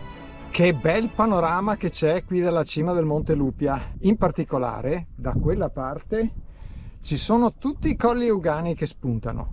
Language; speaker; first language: Italian; native; Italian